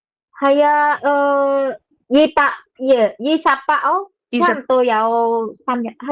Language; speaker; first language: Cantonese; non-native, learner; Indonesian